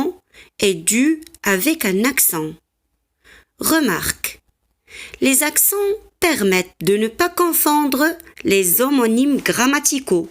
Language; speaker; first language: French; non-native, local second language; Arabic